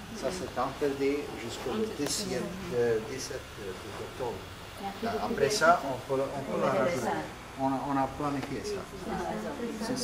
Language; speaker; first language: French; non-native, learner; Serbian